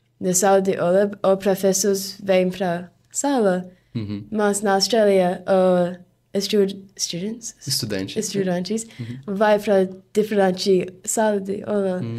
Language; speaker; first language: Portuguese; non-native, learner; English